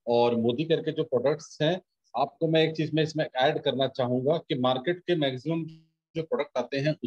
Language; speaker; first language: Hindi; native; Hindi